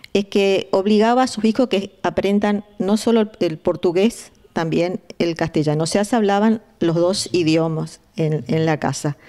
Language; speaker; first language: Spanish; native; Spanish